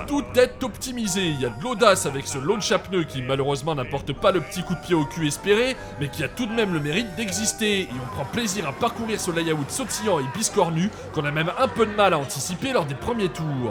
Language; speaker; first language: French; native; French